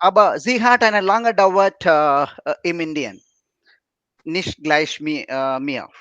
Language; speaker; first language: German; non-native, learner; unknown